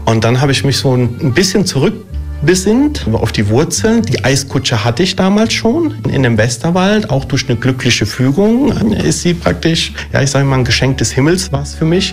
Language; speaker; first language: German; early bilingual, other home language; Italian